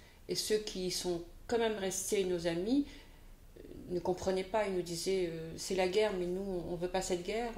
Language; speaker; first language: French; native; French